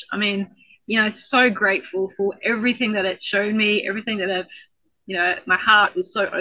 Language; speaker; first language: English; native; English